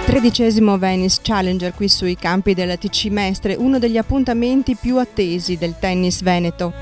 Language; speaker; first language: Italian; native; Italian